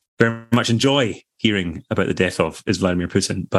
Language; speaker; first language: English; native; English